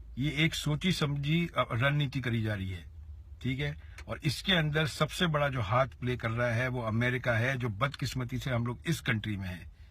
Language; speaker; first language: Hindi; native; Hindi